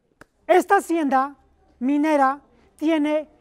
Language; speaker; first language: Spanish; native; Spanish